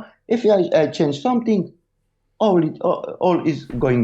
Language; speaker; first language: English; non-native, learner; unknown